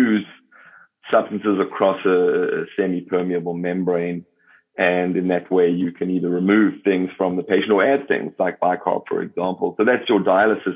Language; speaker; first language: English; native; English